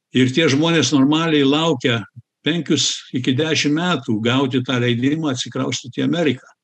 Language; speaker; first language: Lithuanian; early bilingual, heritage; Lithuanian